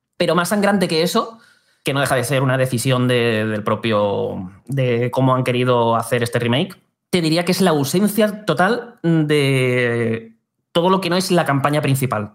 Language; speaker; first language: Spanish; native; Spanish